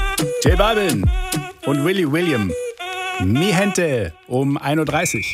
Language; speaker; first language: German; native; German